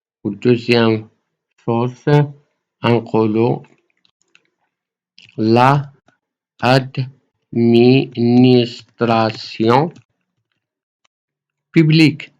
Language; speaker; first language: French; non-native, local second language; Arabic